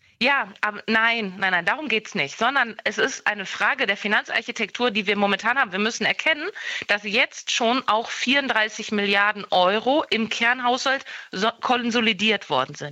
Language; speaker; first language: German; native; German